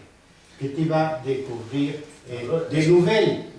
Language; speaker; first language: French; non-native, fluent; Spanish